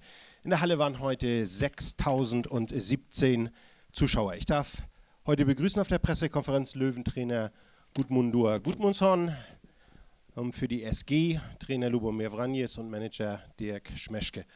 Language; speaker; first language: German; native; German